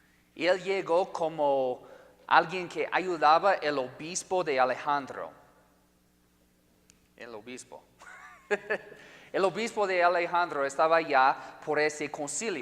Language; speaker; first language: Spanish; non-native, fluent; English